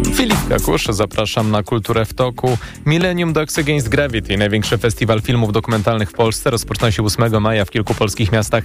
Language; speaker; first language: Polish; native; Polish